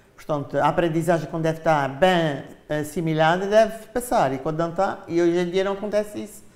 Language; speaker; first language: Portuguese; native; Portuguese